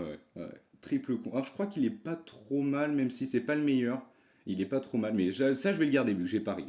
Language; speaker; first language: French; native; French